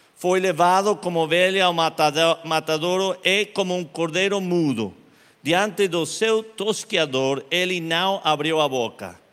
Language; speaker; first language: Portuguese; non-native, learner; Spanish